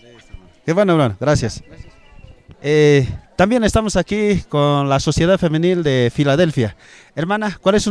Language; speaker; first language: Spanish; non-native, local second language; Quechua